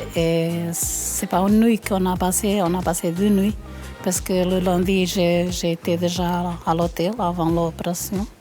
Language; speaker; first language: French; non-native, fluent; Portuguese